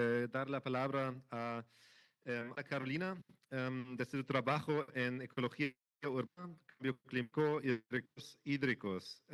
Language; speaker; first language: Spanish; non-native, fluent; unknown